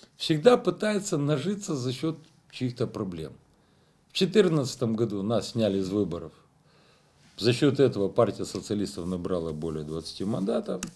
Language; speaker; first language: Russian; non-native, local second language; Romanian